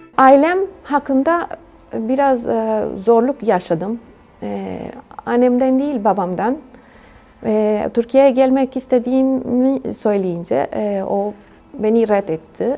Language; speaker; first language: Turkish; non-native, fluent; Spanish